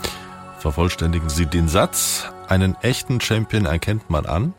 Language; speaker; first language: German; native; German